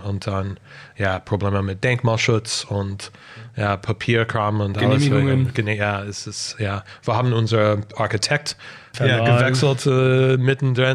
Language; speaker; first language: German; non-native, fluent; English